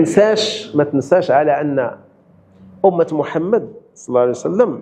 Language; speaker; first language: Arabic; native; Arabic